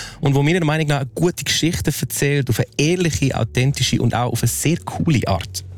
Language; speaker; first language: German; non-native, local second language; Romansh